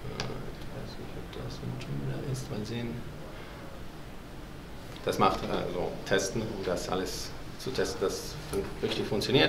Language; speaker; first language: German; non-native, fluent; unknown